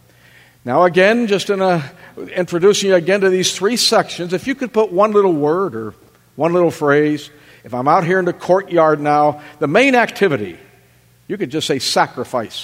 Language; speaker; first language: English; native; English